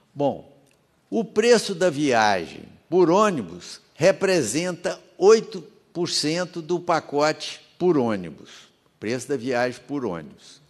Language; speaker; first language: Portuguese; native; Portuguese